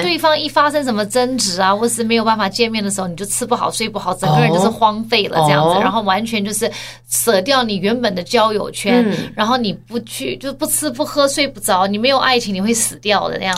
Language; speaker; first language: Chinese; early bilingual, heritage; Chinese